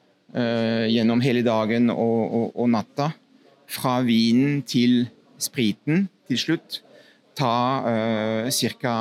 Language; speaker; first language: Norwegian; non-native, fluent; French